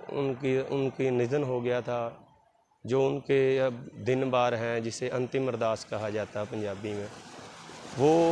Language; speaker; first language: Hindi; non-native, local second language; Punjabi